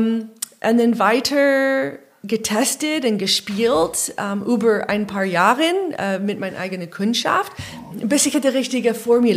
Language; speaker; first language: German; non-native, learner; English